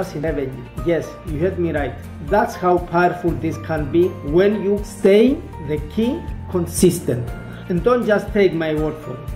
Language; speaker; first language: English; non-native, fluent; Greek